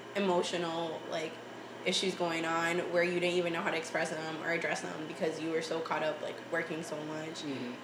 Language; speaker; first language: English; early bilingual, other home language; Spanish